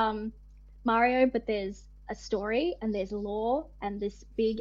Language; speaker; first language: English; native; English